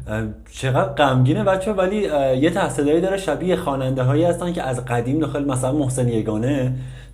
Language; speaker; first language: Persian; native; Persian